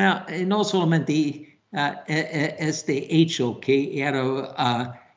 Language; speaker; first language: Spanish; non-native, fluent; English